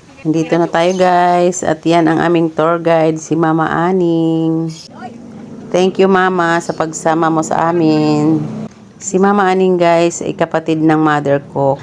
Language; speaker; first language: Filipino; non-native, local second language; Cebuano